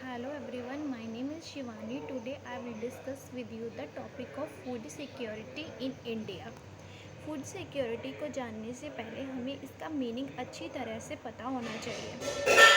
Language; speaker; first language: Hindi; native; Hindi